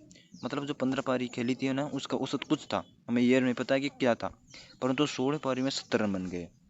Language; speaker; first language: Hindi; native; Hindi